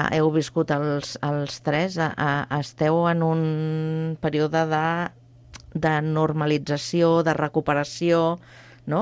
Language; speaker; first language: Catalan; native; Catalan